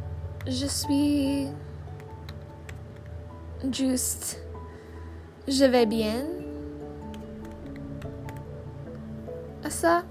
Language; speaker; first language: French; non-native, learner; English